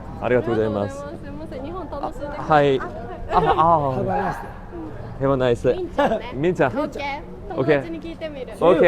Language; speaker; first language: Japanese; non-native, learner; Korean